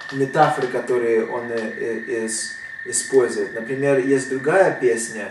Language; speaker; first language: Russian; early bilingual, heritage; Russian